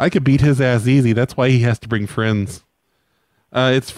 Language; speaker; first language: English; native; English